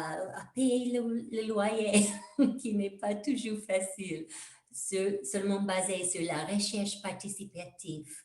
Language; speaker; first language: French; non-native, fluent; English